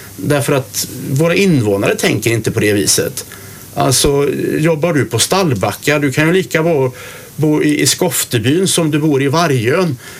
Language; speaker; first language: Swedish; native; Swedish